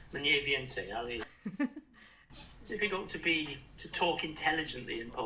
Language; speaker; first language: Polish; non-native, learner; English